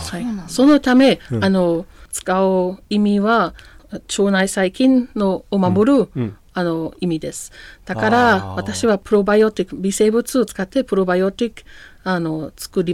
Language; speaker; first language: Japanese; non-native, learner; German